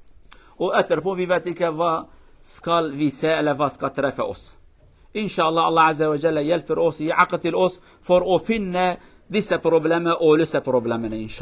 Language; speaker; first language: Swedish; non-native, learner; Kurdish